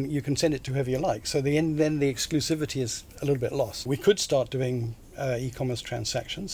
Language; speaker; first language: English; native; English